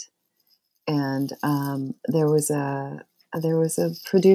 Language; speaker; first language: English; native; English